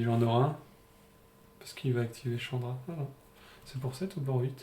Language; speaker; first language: French; native; French